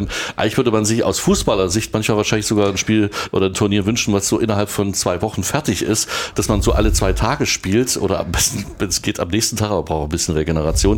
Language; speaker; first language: German; native; German